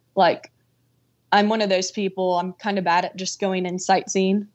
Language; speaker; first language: English; native; English